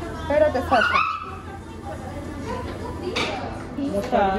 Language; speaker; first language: Spanish; native; Spanish